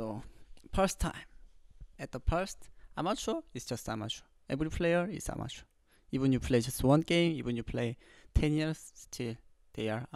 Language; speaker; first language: English; non-native, learner; Korean